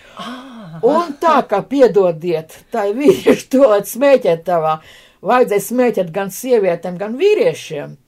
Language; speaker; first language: Latvian; non-native, local second language; Russian